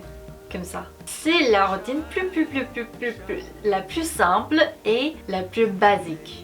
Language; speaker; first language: French; non-native, fluent; Korean